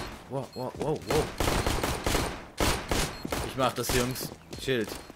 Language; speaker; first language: German; native; German